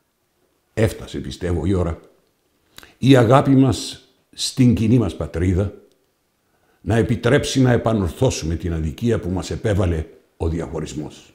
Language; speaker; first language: Greek; native; Greek